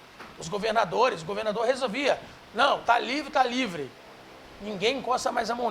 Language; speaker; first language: Portuguese; native; Portuguese